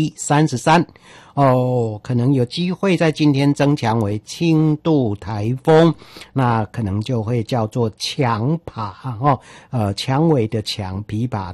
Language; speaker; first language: Chinese; native; Chinese